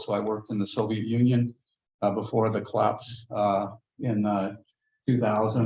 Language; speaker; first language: English; native; English